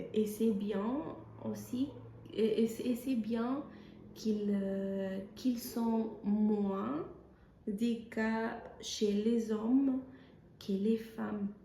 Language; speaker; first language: French; non-native, fluent; Spanish